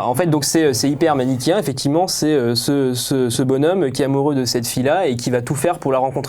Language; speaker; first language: French; native; French